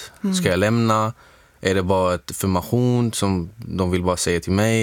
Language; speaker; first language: Swedish; non-native, fluent; Arabic